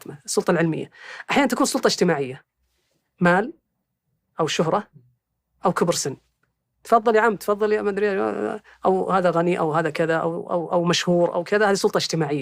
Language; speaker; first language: Arabic; native; Arabic